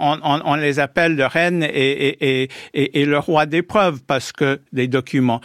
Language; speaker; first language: French; non-native, fluent; English